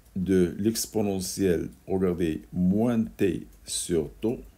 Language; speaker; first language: French; non-native, local second language; Arabic